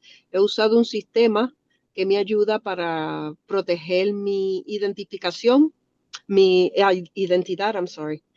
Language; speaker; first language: Spanish; early bilingual, other home language; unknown